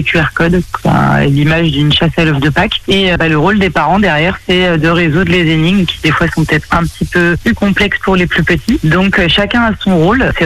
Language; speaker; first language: French; native; French